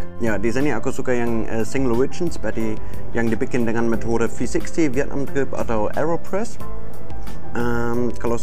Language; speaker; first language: Indonesian; non-native, fluent; German